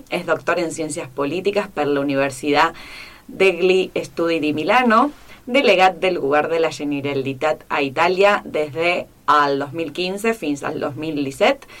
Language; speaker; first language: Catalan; non-native, fluent; Spanish